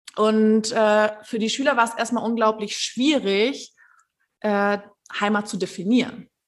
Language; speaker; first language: German; early bilingual, other home language; Turkish